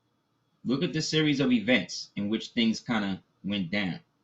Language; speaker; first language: English; native; English